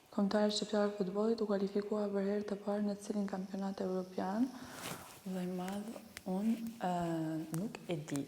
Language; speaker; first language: Albanian; early bilingual, heritage; Albanian